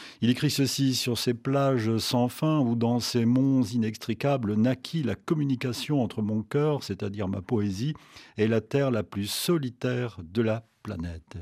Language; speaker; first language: French; native; French